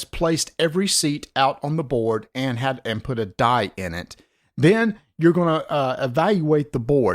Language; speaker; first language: English; native; English